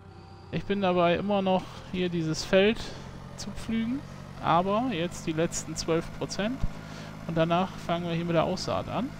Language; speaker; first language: German; native; German